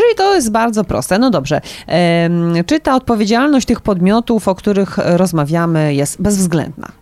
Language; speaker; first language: Polish; native; Polish